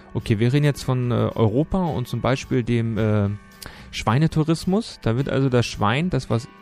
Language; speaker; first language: German; native; German